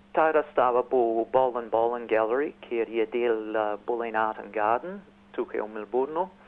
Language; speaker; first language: Slovenian; early bilingual, heritage; Slovenian